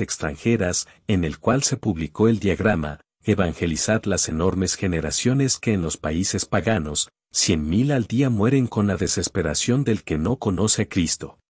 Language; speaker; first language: Spanish; native; Spanish